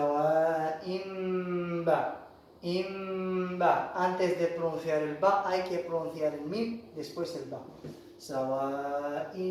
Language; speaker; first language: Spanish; non-native, fluent; Arabic